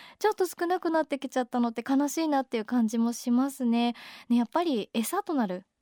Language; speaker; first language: Japanese; native; Japanese